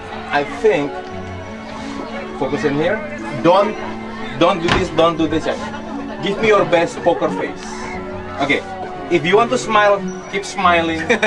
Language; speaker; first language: English; non-native, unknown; Indonesian